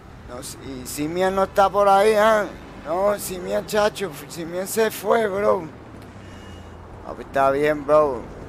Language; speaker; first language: Spanish; early bilingual, heritage; Spanish